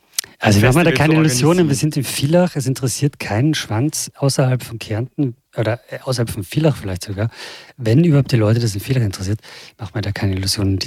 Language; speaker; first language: German; native; German